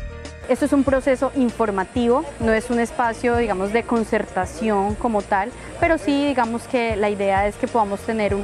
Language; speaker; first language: Spanish; native; Spanish